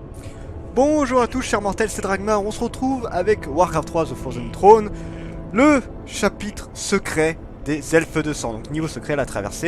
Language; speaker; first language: French; native; French